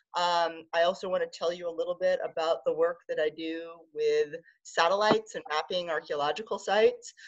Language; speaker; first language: English; native; English